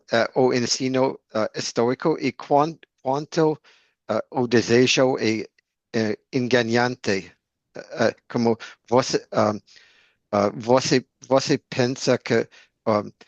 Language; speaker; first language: Portuguese; non-native, learner; English